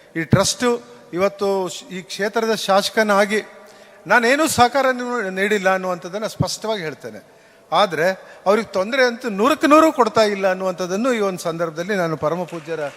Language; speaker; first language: Kannada; native; Kannada